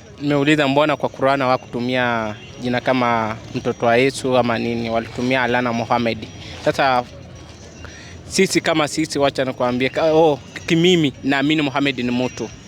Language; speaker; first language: Swahili; non-native, local second language; Luyia